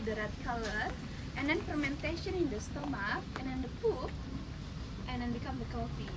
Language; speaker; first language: English; non-native, learner; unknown